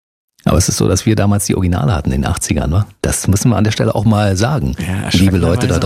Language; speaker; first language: German; native; German